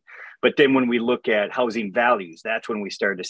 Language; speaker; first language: English; native; English